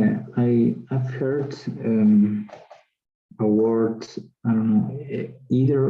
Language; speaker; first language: English; non-native, learner; Spanish